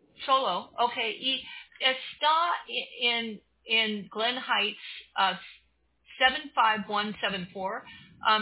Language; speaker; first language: Spanish; non-native, learner; English